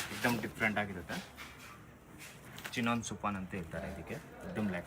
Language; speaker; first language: Kannada; non-native, local second language; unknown